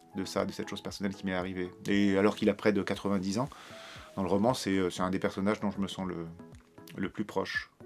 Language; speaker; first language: French; native; French